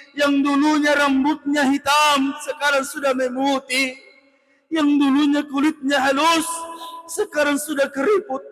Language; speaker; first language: Malay; non-native, local second language; Buginese